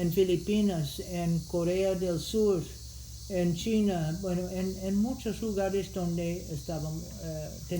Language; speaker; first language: Spanish; non-native, fluent; English